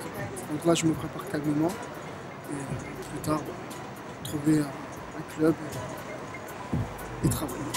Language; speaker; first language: French; early bilingual, other home language; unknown